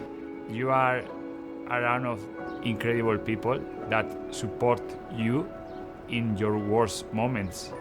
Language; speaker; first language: English; non-native, fluent; Spanish